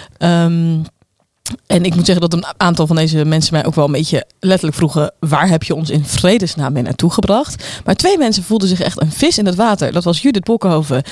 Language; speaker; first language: Dutch; native; Dutch